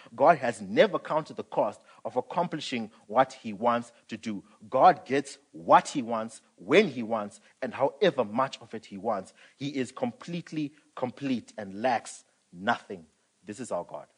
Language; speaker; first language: English; non-native, local second language; Shona